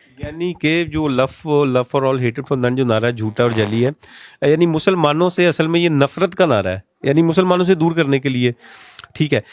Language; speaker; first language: Urdu; native; Urdu